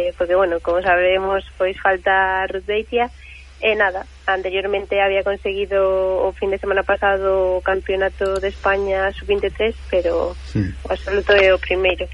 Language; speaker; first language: Galician; native; Galician